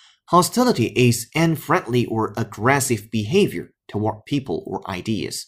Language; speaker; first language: English; non-native, fluent; Chinese